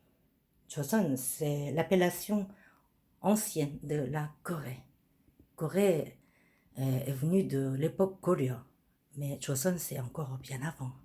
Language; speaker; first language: French; non-native, fluent; Korean